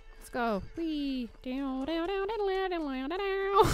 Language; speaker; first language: English; native; English